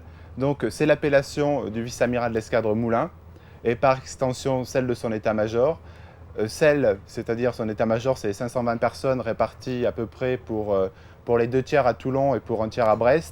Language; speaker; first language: French; native; French